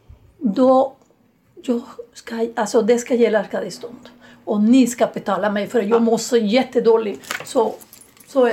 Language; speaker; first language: Swedish; non-native, fluent; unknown